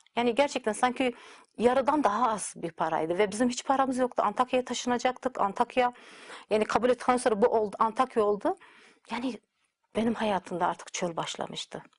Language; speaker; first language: Turkish; native; Turkish